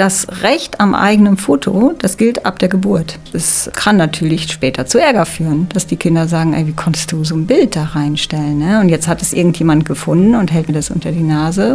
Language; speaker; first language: German; native; German